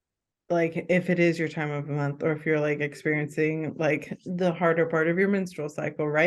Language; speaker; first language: English; native; English